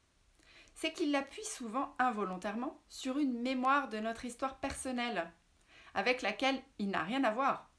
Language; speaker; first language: French; native; French